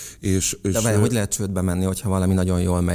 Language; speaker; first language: Hungarian; native; Hungarian